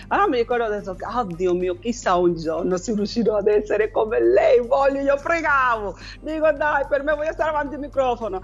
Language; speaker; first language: Italian; non-native, fluent; Spanish